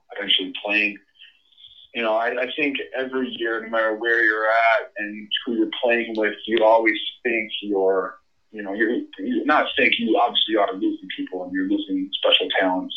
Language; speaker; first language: English; native; English